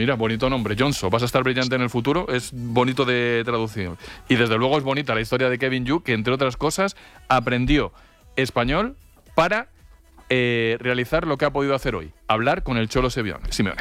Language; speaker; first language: Spanish; native; Spanish